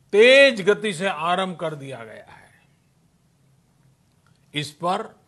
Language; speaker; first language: Hindi; non-native, local second language; Gujarati